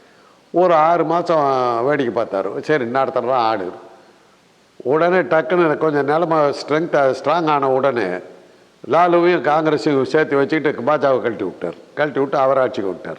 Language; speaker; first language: Tamil; native; Tamil